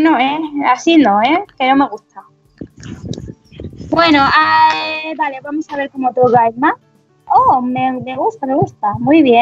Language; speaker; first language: Spanish; native; Spanish